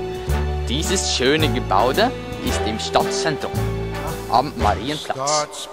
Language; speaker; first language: German; non-native, learner; Norwegian